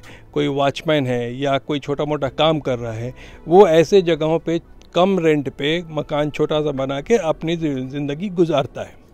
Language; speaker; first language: Hindi; native; Hindi